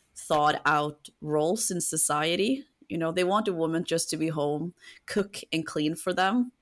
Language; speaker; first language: English; non-native, fluent; Norwegian